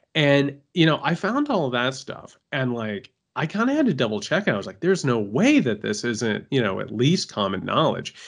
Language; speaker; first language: English; native; English